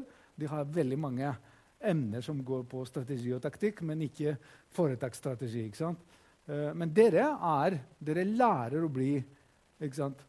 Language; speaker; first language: Norwegian; non-native, fluent; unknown